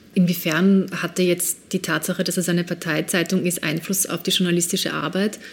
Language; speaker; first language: German; native; German